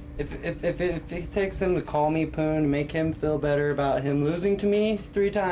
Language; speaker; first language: English; native; English